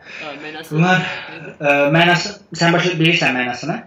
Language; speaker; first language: Azerbaijani; non-native, fluent; Turkish